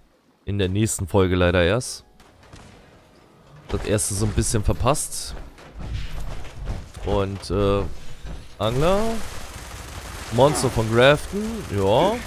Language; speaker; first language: German; native; German